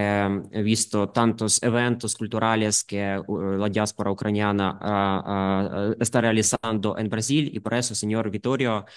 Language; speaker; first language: Spanish; non-native, fluent; Ukrainian